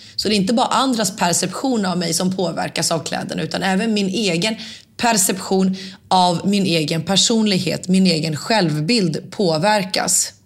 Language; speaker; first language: Swedish; early bilingual, other home language; Finnish